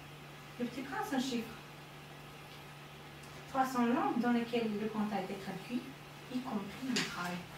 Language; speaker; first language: French; non-native, learner; Bulgarian